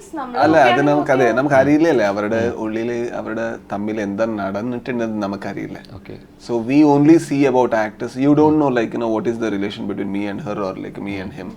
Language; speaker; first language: Malayalam; non-native, local second language; Kannada